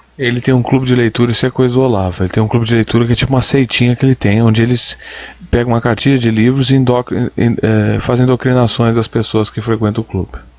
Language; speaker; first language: Portuguese; native; Portuguese